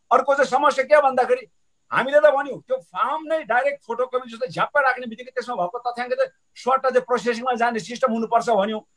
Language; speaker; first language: Nepali; non-native, local second language; Sherpa